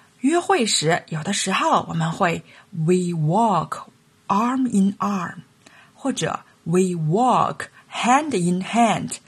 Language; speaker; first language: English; non-native, fluent; Chinese